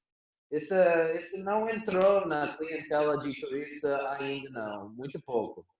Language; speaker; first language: Portuguese; non-native, fluent; English